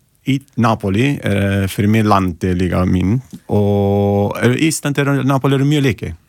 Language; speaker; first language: Icelandic; non-native, learner; Italian